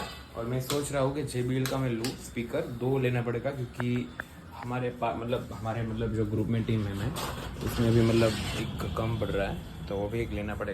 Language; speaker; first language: Hindi; non-native, local second language; Gujarati